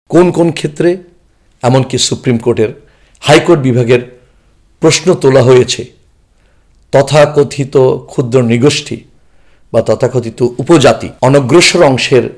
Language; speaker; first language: Bangla; non-native, local second language; Chakma